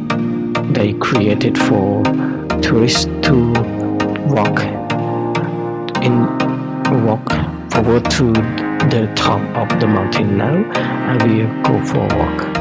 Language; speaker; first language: English; non-native, learner; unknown